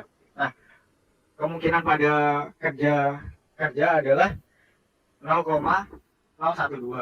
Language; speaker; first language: Indonesian; native; Indonesian